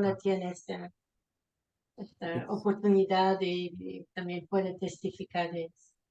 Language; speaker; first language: Spanish; non-native, fluent; Portuguese